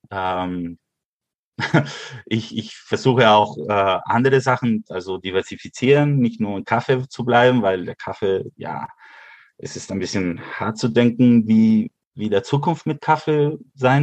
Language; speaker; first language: German; early bilingual, heritage; Spanish